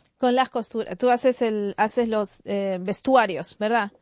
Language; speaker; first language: Spanish; native; Spanish